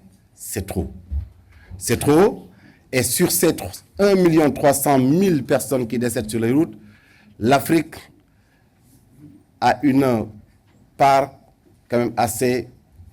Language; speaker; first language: French; non-native, local second language; Wolof